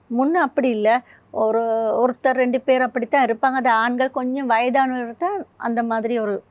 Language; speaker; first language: Tamil; native; Tamil